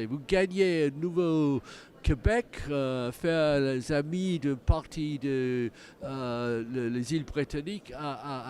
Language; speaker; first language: French; non-native, fluent; English